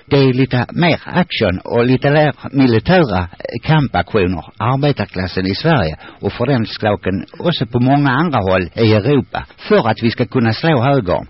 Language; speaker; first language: Swedish; native; Swedish